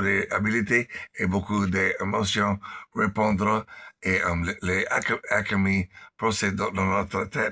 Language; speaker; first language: French; non-native, learner; English